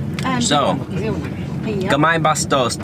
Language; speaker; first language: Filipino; non-native, learner; English